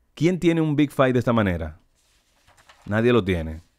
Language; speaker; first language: Spanish; native; Spanish